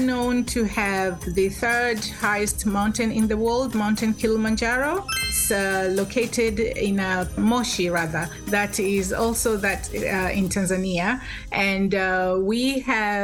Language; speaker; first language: English; non-native, local second language; Swahili